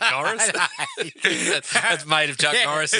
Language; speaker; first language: English; native; English